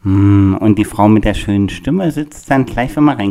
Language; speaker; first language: German; native; German